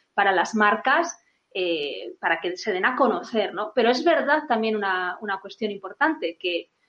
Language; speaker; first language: Spanish; non-native, fluent; Chinese